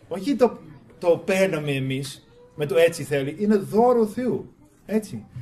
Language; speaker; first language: Greek; non-native, fluent; English